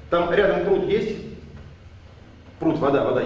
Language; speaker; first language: Russian; native; Russian